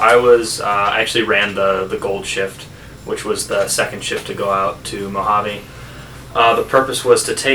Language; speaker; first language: English; native; English